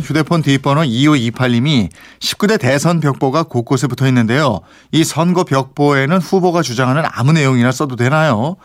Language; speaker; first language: Korean; native; Korean